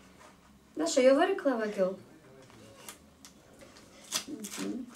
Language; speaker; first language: English; non-native, fluent; Russian